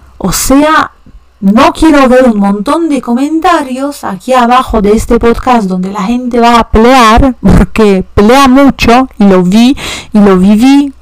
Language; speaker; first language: Spanish; non-native, fluent; Polish